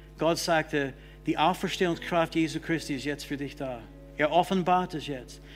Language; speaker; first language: German; non-native, fluent; English